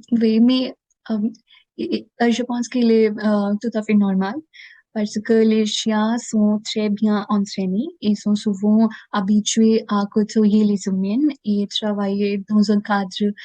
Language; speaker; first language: French; non-native, learner; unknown